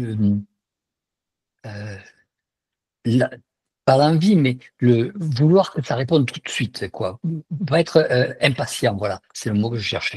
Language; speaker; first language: French; native; French